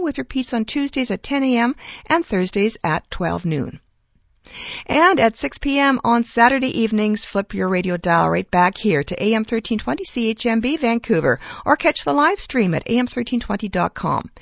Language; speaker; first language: English; early bilingual, other home language; Ukrainian